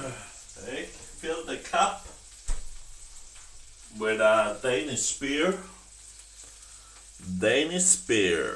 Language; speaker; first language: English; non-native, learner; Danish